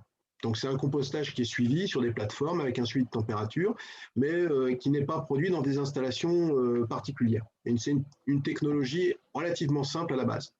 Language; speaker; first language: French; native; French